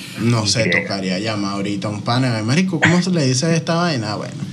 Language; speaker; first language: Spanish; native; Spanish